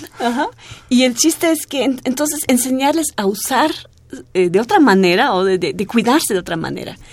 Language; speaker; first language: Spanish; non-native, fluent; German